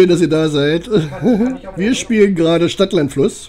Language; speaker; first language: German; native; German